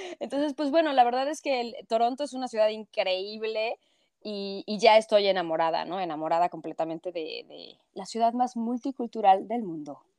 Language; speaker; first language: Spanish; native; Spanish